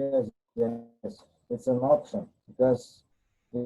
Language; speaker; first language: English; non-native, learner; Portuguese